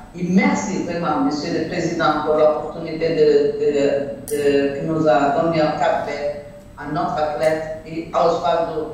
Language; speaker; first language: French; non-native, learner; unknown